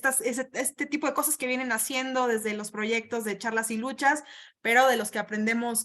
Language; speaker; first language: Spanish; native; Spanish